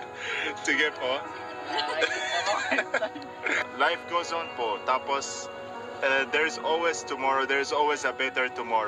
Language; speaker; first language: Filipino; non-native, learner; Arabic